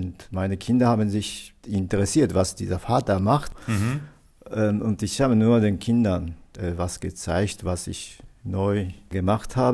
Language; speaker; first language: German; non-native, fluent; Japanese